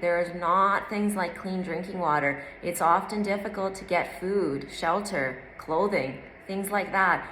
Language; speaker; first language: English; native; English